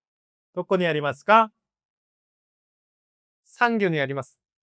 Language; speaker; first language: Japanese; non-native, fluent; Korean